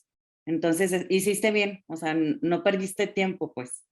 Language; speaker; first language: Spanish; native; Spanish